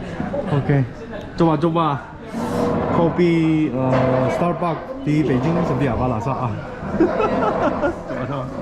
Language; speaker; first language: Indonesian; non-native, learner; Chinese